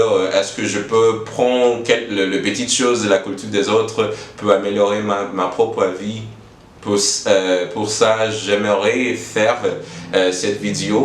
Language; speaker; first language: French; non-native, learner; English